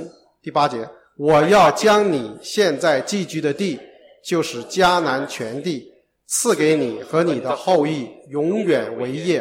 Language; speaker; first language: Chinese; native; Chinese